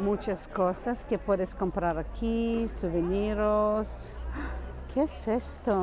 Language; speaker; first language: Spanish; non-native, learner; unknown